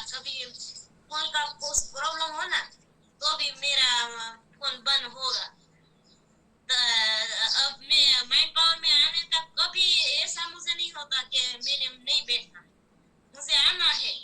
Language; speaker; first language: Hindi; non-native, local second language; Gujarati